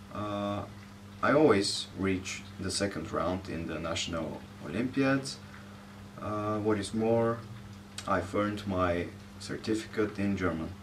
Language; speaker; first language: English; non-native, fluent; Bulgarian